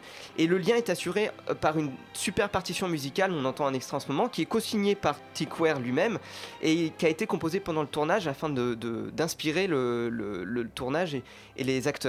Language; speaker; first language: French; native; French